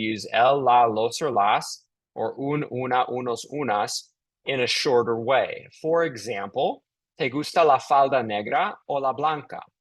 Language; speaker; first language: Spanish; non-native, fluent; English